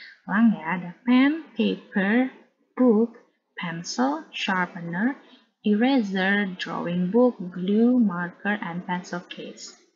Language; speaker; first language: English; non-native, fluent; Indonesian